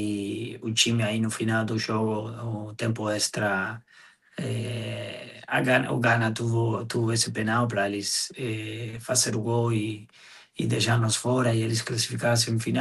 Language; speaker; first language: Portuguese; non-native, fluent; Spanish